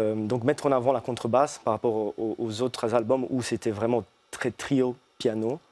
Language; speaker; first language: French; early bilingual, other home language; Italian